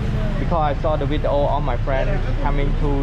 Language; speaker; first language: English; non-native, learner; Khmer